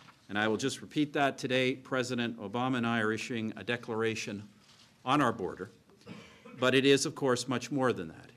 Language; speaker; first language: English; native; English